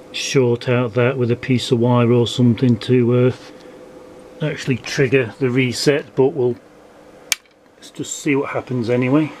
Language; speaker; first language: English; native; English